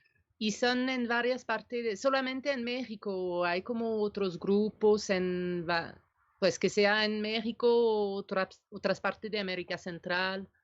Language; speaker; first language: Spanish; non-native, fluent; French